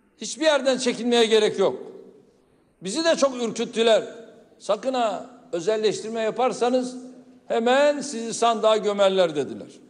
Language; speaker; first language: Turkish; native; Turkish